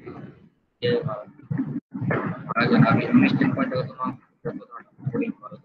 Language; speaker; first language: Hindi; native; Hindi